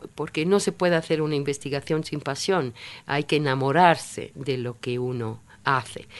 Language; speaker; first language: Spanish; non-native, fluent; Italian